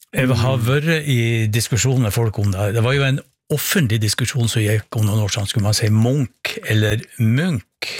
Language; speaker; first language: Norwegian; native; Norwegian